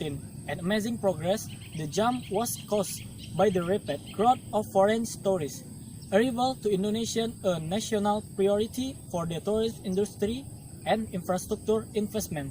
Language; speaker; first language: English; non-native, learner; Indonesian